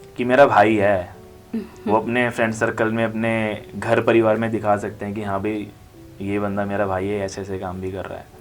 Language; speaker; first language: Hindi; native; Hindi